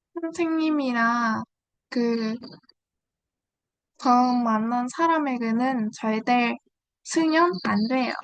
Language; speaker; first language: Korean; non-native, learner; Vietnamese